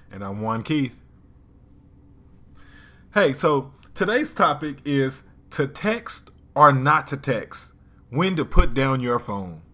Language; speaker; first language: English; native; English